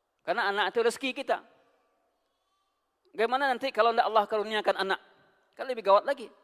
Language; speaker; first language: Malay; non-native, local second language; Minangkabau